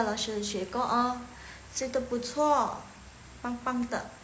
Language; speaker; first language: Chinese; non-native, fluent; Indonesian